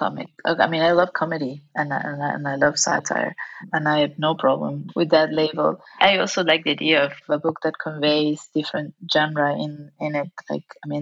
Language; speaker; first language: English; non-native, fluent; Spanish